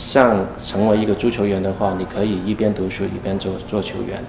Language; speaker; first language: Chinese; non-native, fluent; Cantonese